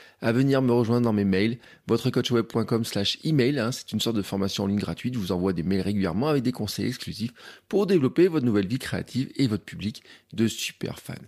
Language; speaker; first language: French; native; French